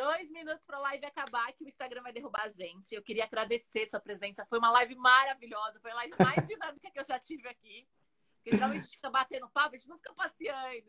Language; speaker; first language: Portuguese; native; Portuguese